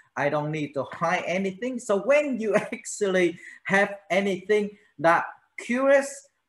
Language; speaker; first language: English; non-native, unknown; Vietnamese